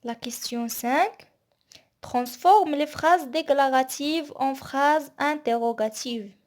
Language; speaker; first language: French; non-native, local second language; Arabic